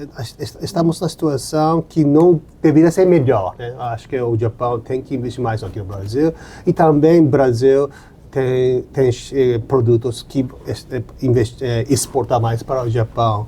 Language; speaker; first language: Portuguese; non-native, learner; Japanese